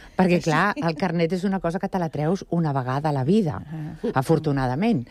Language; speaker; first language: Catalan; non-native, local second language; Spanish